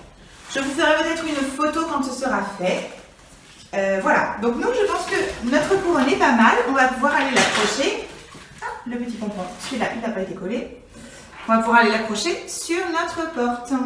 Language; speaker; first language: French; native; French